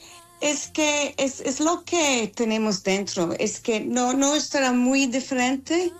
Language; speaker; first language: Spanish; non-native, fluent; English